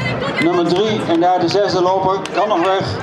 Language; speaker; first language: Dutch; native; Dutch